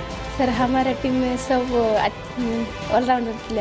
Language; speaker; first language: Hindi; non-native, local second language; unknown